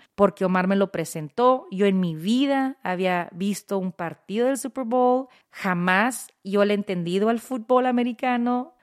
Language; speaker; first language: Spanish; early bilingual, heritage; Spanish